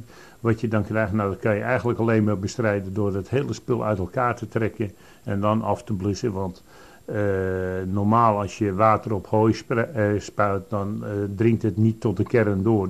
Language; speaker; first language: Dutch; native; Dutch